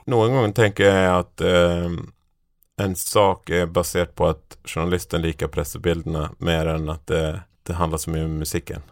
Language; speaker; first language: Norwegian; native; Norwegian